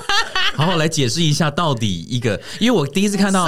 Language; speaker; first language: Chinese; native; Chinese